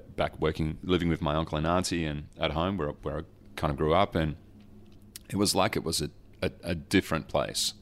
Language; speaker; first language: English; early bilingual, other home language; Dutch